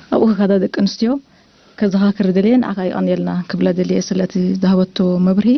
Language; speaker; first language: Tigrinya; non-native, local second language; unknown